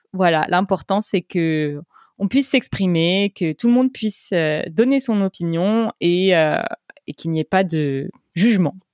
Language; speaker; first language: French; native; French